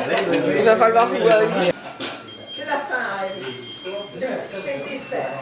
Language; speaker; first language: French; native; French